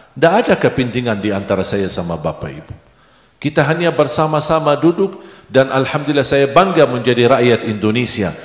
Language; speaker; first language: Indonesian; non-native, fluent; Arabic